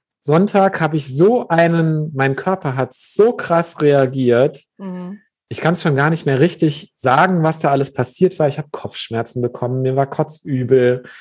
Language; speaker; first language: German; native; German